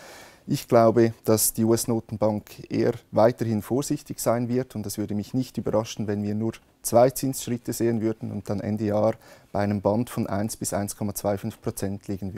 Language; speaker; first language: German; native; German